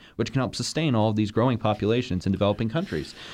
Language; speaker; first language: English; native; English